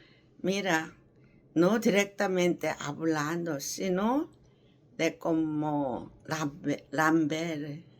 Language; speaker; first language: Spanish; non-native, learner; Korean